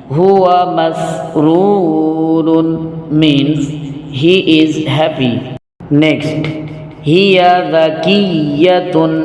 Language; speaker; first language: English; non-native, local second language; Bangla